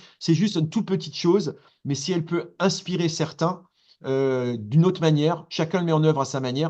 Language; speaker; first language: French; native; French